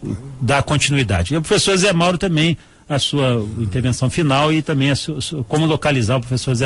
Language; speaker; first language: Portuguese; native; Portuguese